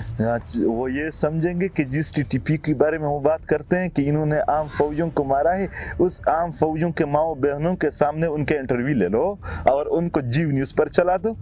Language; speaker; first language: Urdu; non-native, local second language; Pashto